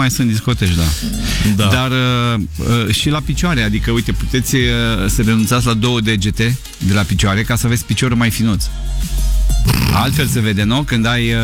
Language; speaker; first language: Romanian; native; Romanian